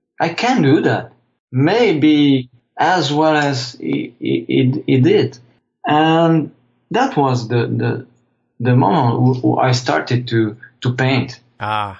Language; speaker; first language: English; non-native, fluent; French